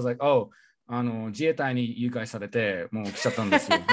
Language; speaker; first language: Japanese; non-native, fluent; English